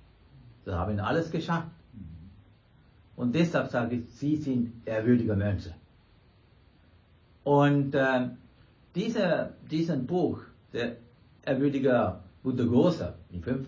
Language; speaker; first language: German; non-native, fluent; Sinhala